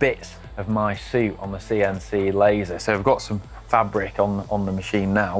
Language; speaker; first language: English; native; English